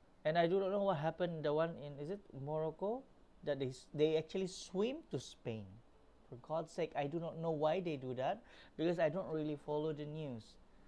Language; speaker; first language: English; non-native, local second language; Malay